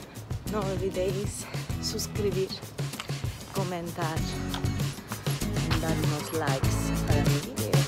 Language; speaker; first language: Spanish; non-native, fluent; Turkish